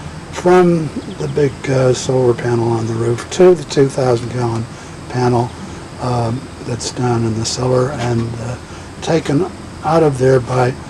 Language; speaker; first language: English; native; English